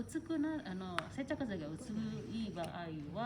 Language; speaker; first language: Japanese; non-native, fluent; Indonesian